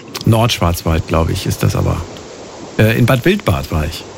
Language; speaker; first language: German; native; German